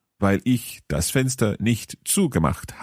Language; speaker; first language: German; non-native, learner; English